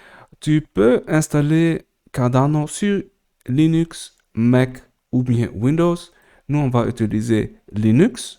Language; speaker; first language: French; non-native, learner; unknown